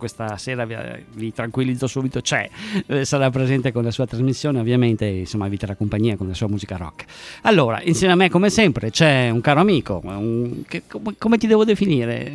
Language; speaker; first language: Italian; native; Italian